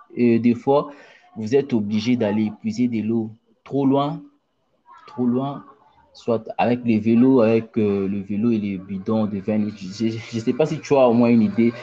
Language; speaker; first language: French; non-native, local second language; Luba-Lulua